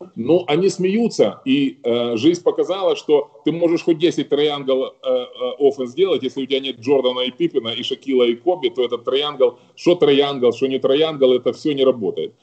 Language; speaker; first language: Russian; native; Russian